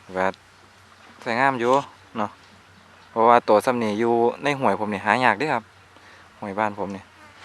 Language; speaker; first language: Thai; native; Thai